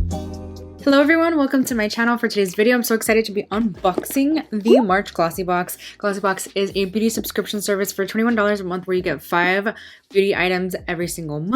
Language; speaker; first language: English; native; English